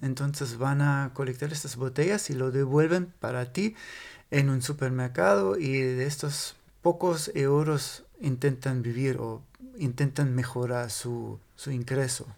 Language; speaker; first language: Spanish; non-native, fluent; German